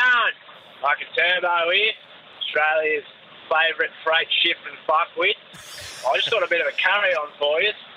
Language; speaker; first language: English; native; English